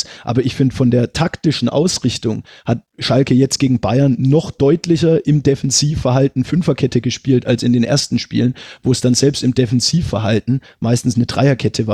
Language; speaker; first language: German; native; German